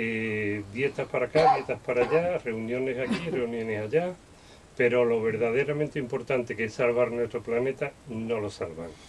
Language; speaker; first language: Spanish; native; Spanish